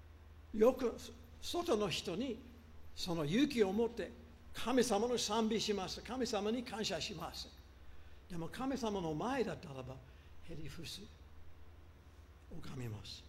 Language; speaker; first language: Japanese; non-native, fluent; English